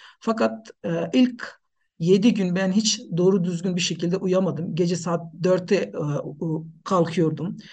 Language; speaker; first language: Turkish; non-native, fluent; Nepali